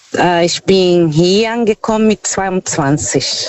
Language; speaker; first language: German; non-native, learner; Portuguese